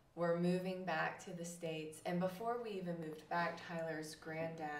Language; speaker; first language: English; native; English